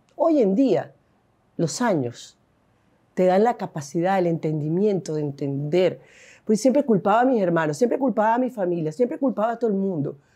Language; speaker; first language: Spanish; native; Spanish